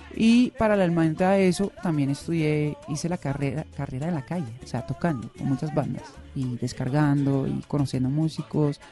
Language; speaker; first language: Spanish; non-native, fluent; Dutch